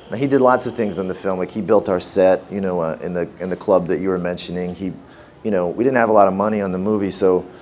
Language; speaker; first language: English; native; English